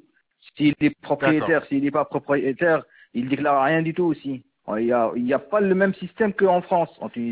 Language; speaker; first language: French; non-native, local second language; Arabic